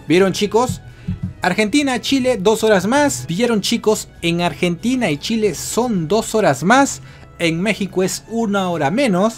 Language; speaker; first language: Spanish; native; Spanish